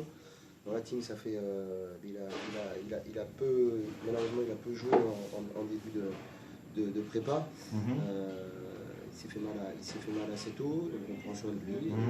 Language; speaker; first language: French; native; French